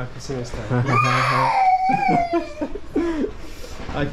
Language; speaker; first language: Spanish; non-native, learner; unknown